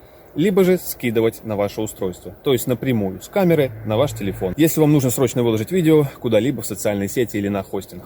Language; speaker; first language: Russian; native; Russian